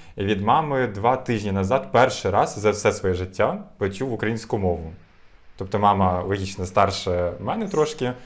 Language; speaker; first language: Ukrainian; non-native, local second language; Russian